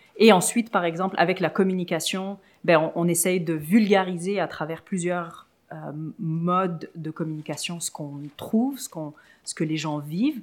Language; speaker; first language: French; early bilingual, other home language; Arabic